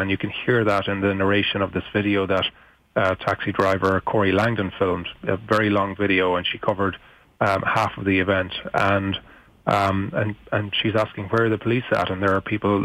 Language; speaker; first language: English; native; English